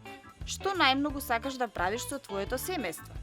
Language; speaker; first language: Macedonian; native; Macedonian